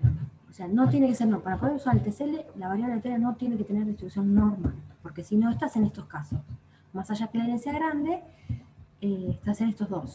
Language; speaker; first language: Spanish; native; Spanish